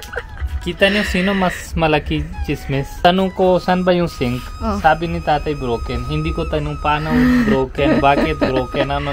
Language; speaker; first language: Filipino; non-native, learner; Punjabi